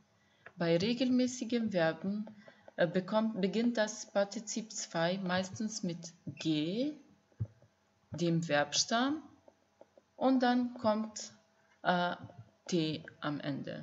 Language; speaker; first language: German; non-native, fluent; Albanian